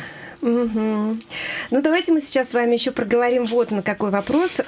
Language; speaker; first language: Russian; native; Russian